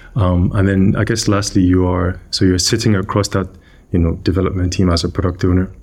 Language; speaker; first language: English; non-native, local second language; Yoruba